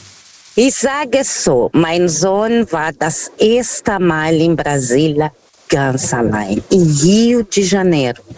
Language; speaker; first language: German; non-native, fluent; Portuguese